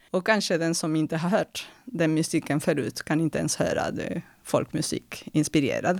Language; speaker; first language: Swedish; non-native, fluent; Spanish